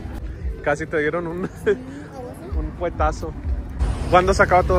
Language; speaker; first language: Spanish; early bilingual, heritage; English